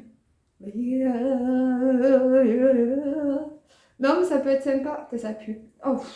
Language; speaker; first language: French; native; French